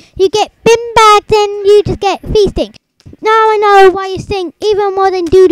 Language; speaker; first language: English; native; English